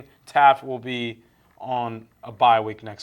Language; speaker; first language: English; native; English